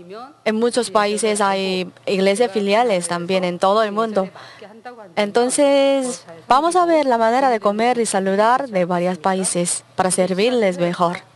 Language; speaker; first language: Spanish; non-native, learner; Korean